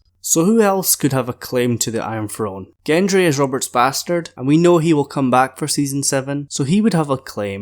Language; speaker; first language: English; native; English